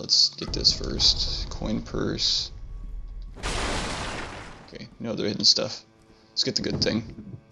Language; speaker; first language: English; native; English